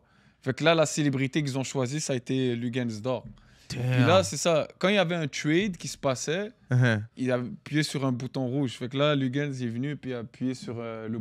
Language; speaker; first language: French; native; French